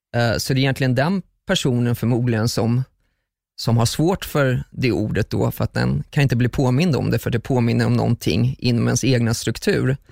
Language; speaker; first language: Swedish; early bilingual, other home language; German